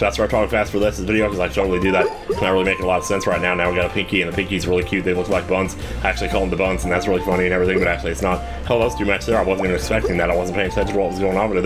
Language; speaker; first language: English; native; English